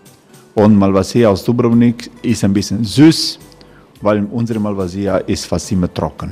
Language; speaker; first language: German; non-native, learner; Croatian